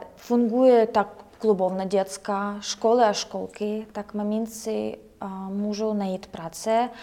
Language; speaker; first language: Czech; native; Czech